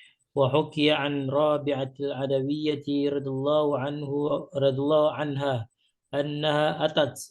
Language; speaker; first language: Arabic; non-native, learner; Indonesian